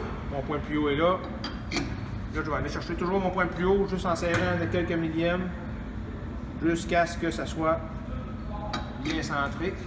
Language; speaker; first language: French; native; French